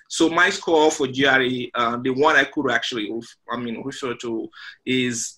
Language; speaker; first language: English; non-native, fluent; French